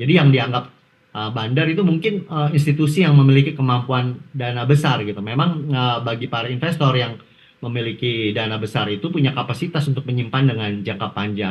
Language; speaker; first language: Indonesian; native; Indonesian